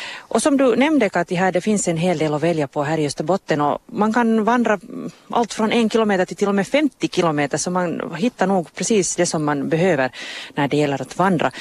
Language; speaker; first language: Swedish; native; Swedish